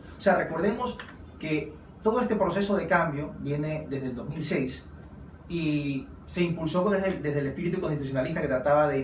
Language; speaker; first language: Spanish; native; Spanish